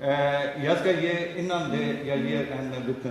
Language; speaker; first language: Swedish; non-native, fluent; Urdu